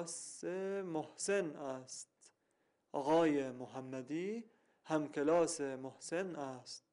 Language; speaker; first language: Persian; non-native, learner; Arabic